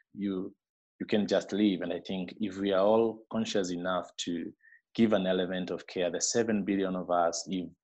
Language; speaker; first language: English; non-native, local second language; Meru